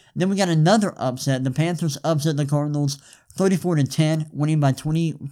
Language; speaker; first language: English; native; English